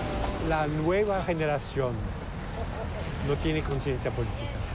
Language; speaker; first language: Spanish; non-native, fluent; German